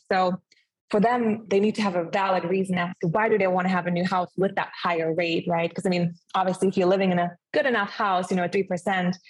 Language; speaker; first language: English; non-native, fluent; German